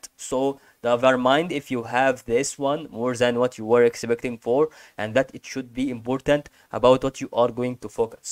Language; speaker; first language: English; non-native, fluent; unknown